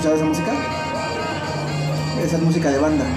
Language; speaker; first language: Spanish; native; Spanish